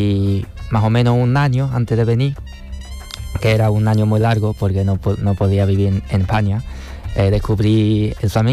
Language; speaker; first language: Spanish; non-native, fluent; Chinese